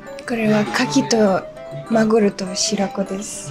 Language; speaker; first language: Japanese; non-native, fluent; Russian